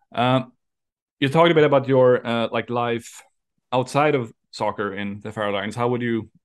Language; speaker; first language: English; non-native, fluent; Swedish